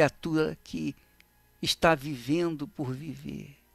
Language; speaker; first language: Portuguese; native; Portuguese